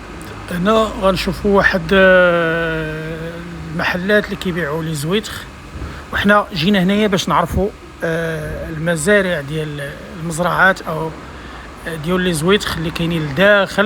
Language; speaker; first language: Arabic; native; Arabic